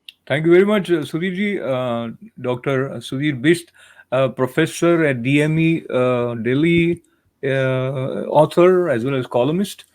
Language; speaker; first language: English; non-native, local second language; Hindi